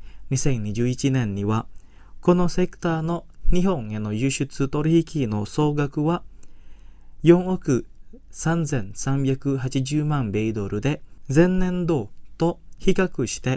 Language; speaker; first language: Japanese; non-native, fluent; Indonesian